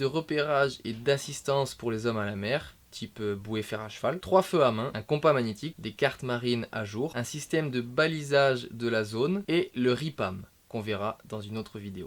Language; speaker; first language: French; native; French